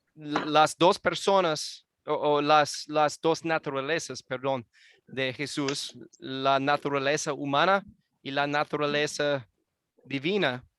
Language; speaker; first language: Spanish; non-native, fluent; English